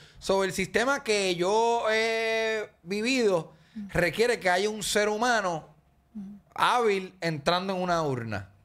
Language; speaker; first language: Spanish; native; Spanish